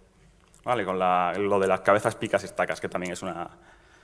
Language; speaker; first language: Spanish; native; Spanish